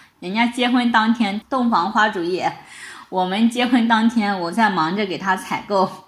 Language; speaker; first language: Chinese; native; Chinese